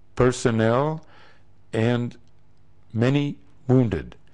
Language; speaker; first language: English; native; English